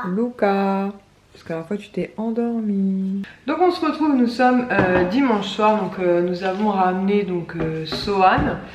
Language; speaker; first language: French; native; French